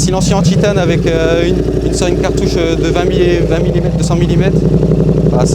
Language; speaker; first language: French; native; French